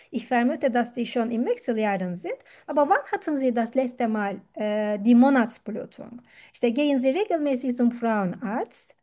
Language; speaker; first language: German; non-native, fluent; Turkish